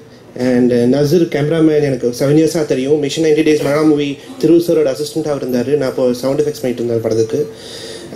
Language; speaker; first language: Tamil; non-native, fluent; Malayalam